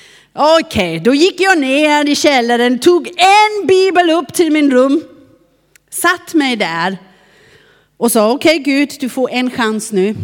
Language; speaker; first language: Swedish; non-native, fluent; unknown